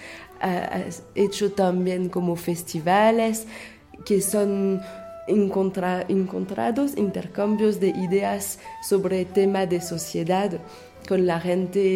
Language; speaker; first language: Spanish; non-native, learner; French